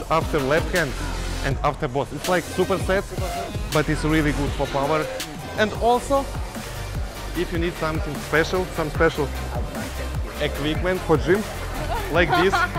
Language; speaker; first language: English; non-native, learner; Russian